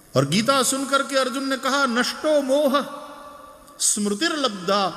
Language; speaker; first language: Hindi; non-native, local second language; Gujarati